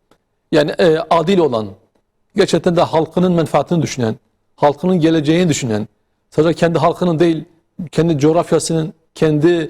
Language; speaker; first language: Turkish; native; Turkish